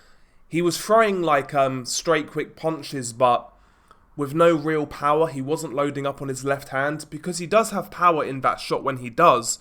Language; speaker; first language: English; native; English